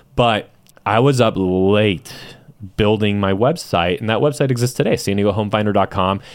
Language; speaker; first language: English; native; English